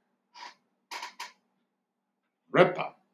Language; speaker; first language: English; non-native, fluent; Italian